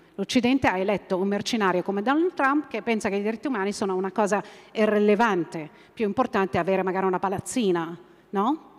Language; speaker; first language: Italian; non-native, fluent; Arabic